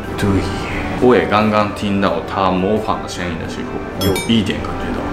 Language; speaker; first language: Chinese; non-native, fluent; Japanese